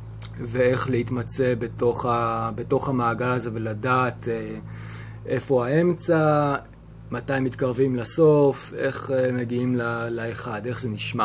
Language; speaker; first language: Hebrew; native; Hebrew